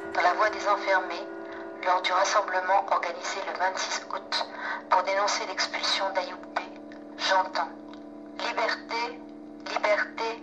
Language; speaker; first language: French; native; French